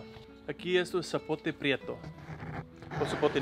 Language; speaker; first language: Spanish; non-native, learner; English